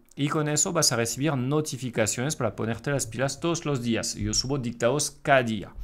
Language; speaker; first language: Spanish; non-native, fluent; French